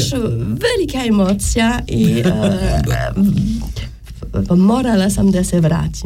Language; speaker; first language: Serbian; non-native, learner; French